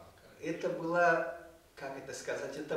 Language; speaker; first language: Russian; non-native, fluent; Portuguese